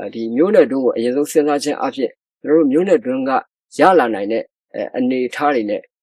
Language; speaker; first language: Burmese; native; Burmese